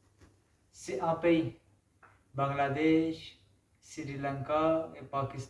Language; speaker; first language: French; non-native, learner; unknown